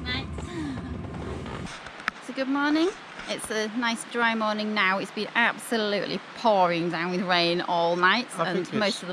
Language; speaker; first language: English; native; English